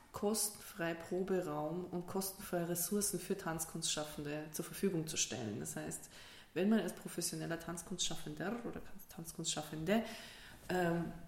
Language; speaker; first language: German; early bilingual, other home language; Russian